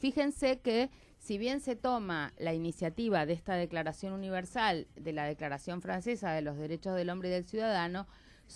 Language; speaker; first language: Spanish; native; Spanish